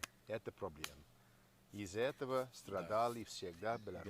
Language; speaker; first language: Russian; non-native, learner; English